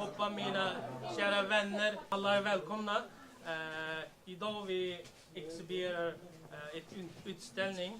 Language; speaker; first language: Swedish; non-native, learner; Uyghur